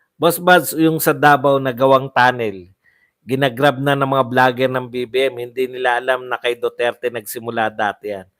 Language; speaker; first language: Filipino; non-native, local second language; Waray